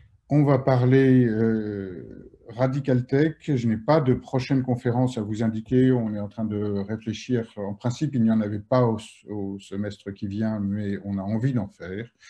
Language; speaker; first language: French; native; French